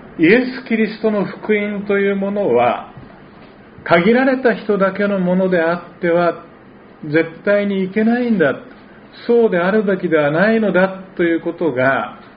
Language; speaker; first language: Japanese; native; Japanese